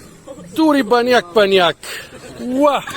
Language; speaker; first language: Indonesian; non-native, learner; English